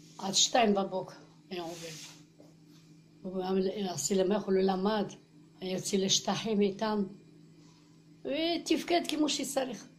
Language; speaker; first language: Hebrew; non-native, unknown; Arabic